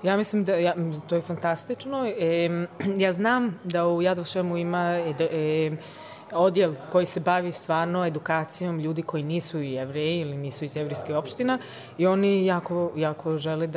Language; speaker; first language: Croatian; early bilingual, other home language; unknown